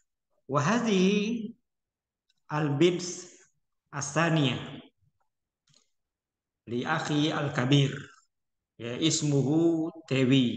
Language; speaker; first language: Arabic; non-native, fluent; Indonesian